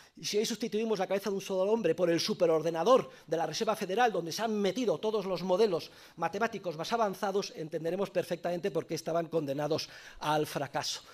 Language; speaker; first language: Spanish; native; Spanish